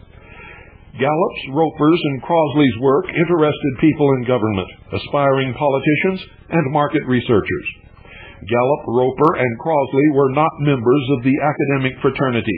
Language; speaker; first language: English; native; English